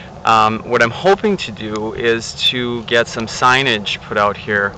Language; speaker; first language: English; native; English